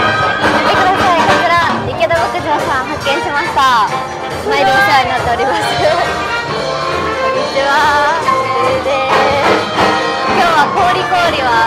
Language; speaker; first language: Japanese; native; Japanese